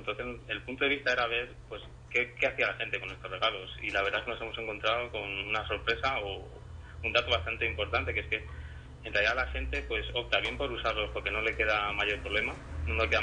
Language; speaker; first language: Spanish; native; Spanish